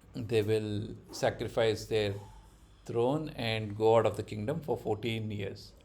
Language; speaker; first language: English; non-native, local second language; Kannada